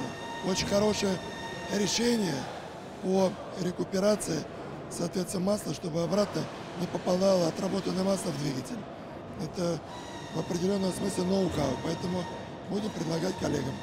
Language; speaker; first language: Russian; native; Russian